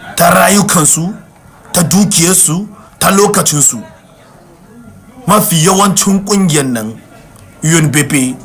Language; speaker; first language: Hausa; non-native, local second language; Tamasheq